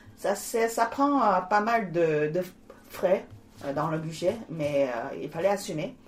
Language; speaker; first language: French; non-native, fluent; Korean